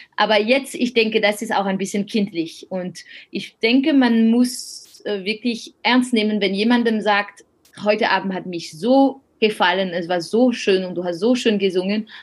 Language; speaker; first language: German; non-native, fluent; French